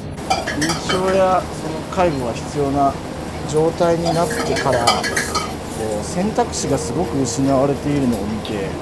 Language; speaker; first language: Japanese; native; Japanese